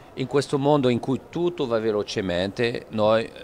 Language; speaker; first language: Italian; non-native, fluent; French